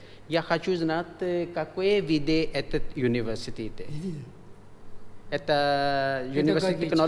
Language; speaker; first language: Russian; non-native, learner; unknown